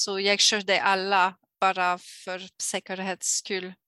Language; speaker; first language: Swedish; non-native, fluent; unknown